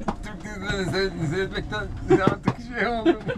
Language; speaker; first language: Turkish; native; Turkish